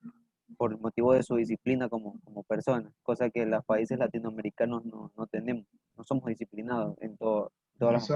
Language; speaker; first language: Spanish; native; Spanish